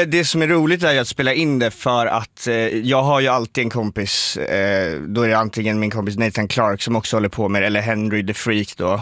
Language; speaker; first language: Swedish; native; Swedish